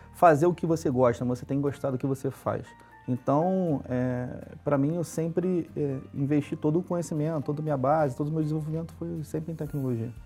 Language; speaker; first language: Portuguese; native; Portuguese